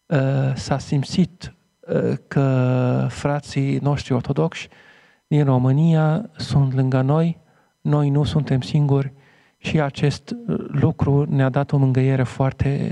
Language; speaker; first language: Romanian; non-native, fluent; Arabic